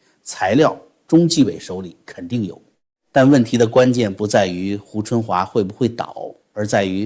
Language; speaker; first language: Chinese; native; Chinese